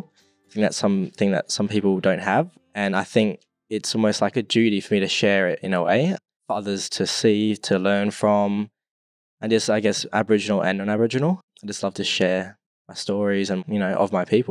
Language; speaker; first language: English; native; English